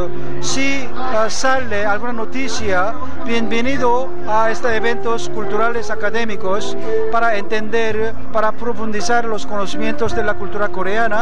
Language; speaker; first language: Spanish; non-native, fluent; Korean